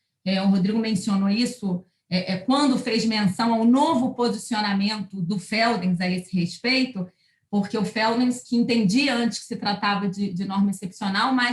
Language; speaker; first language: Portuguese; native; Portuguese